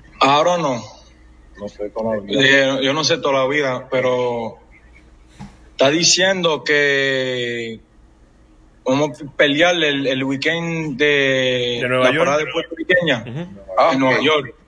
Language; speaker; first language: Spanish; early bilingual, heritage; English